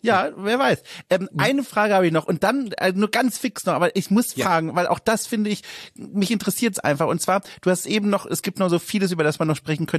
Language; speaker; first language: German; native; German